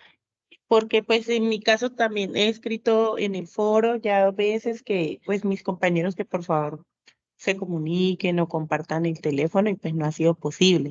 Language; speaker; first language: Spanish; native; Spanish